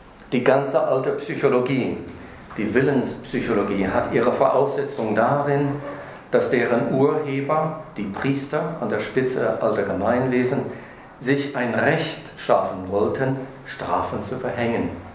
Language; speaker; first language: German; non-native, fluent; English